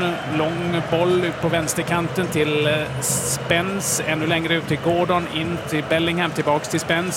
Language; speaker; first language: Swedish; native; Swedish